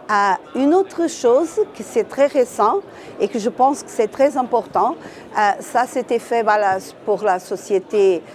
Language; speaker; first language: French; non-native, fluent; Portuguese